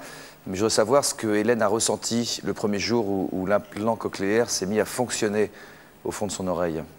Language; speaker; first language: French; native; French